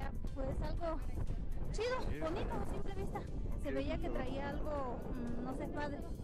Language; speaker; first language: Spanish; native; Spanish